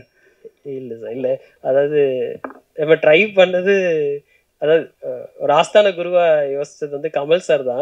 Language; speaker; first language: Tamil; native; Tamil